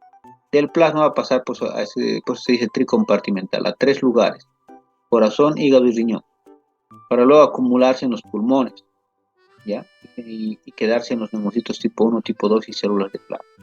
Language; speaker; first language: Spanish; native; Spanish